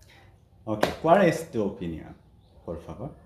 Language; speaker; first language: Spanish; non-native, learner; Korean